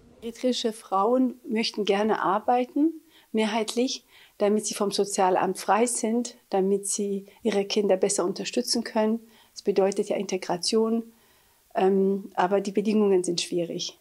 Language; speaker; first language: German; early bilingual, other home language; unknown